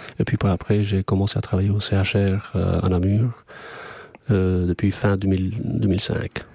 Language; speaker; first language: French; non-native, fluent; Albanian